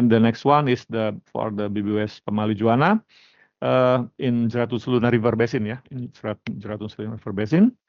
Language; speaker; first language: English; non-native, learner; Indonesian